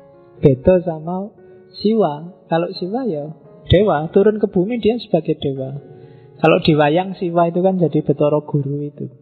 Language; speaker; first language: Indonesian; non-native, local second language; Javanese